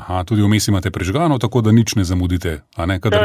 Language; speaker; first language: Slovenian; native; Slovenian